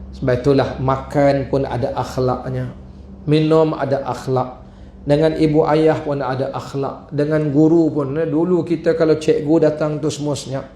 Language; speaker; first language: Malay; native; Malay